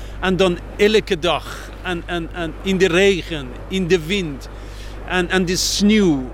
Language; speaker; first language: Dutch; non-native, fluent; Persian